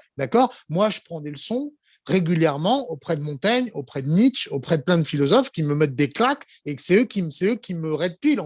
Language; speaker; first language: French; native; French